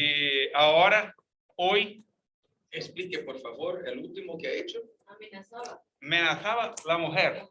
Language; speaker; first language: Spanish; non-native, fluent; Portuguese